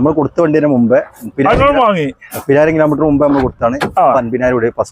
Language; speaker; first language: Malayalam; native; Malayalam